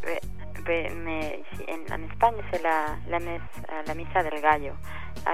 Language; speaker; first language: French; non-native, fluent; Spanish